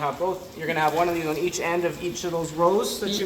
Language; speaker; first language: English; native; English